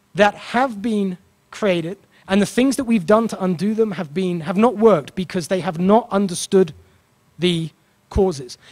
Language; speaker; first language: English; native; English